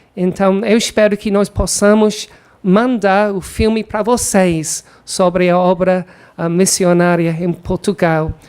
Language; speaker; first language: Portuguese; non-native, fluent; English